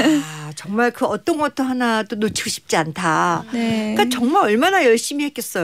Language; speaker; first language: Korean; native; Korean